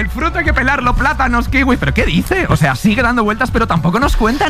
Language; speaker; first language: Spanish; native; Spanish